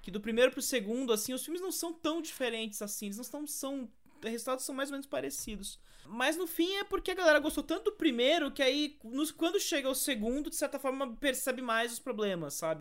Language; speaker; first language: Portuguese; native; Portuguese